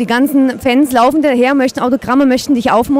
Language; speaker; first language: German; native; German